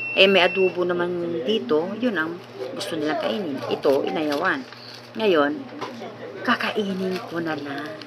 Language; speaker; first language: Filipino; non-native, local second language; Iloko